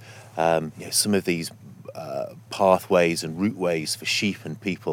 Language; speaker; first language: English; native; English